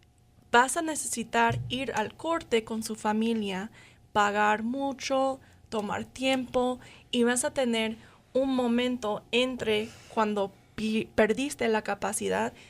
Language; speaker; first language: Spanish; non-native, learner; English